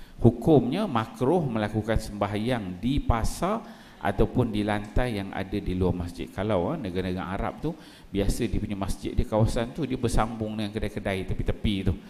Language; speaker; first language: Malay; native; Malay